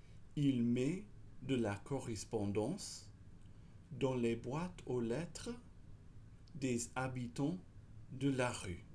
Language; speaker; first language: French; non-native, fluent; English